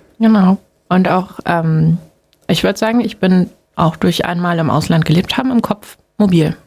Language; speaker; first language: German; native; German